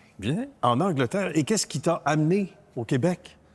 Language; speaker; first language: French; native; French